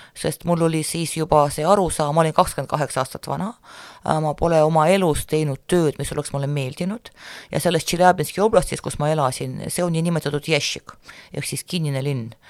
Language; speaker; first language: Estonian; non-native, local second language; Russian